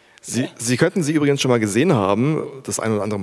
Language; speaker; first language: German; native; German